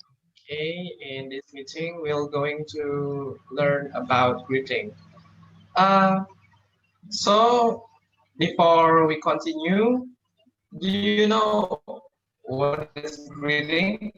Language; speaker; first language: English; non-native, learner; Indonesian